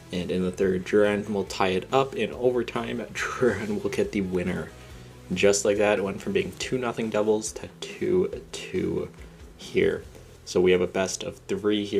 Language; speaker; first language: English; native; English